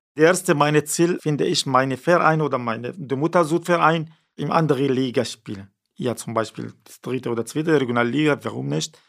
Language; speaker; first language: German; non-native, learner; Kurdish